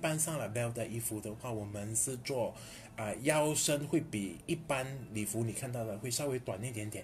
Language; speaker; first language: Chinese; native; Chinese